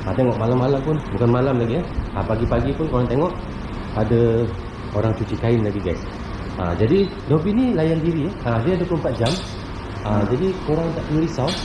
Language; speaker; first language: Malay; native; Malay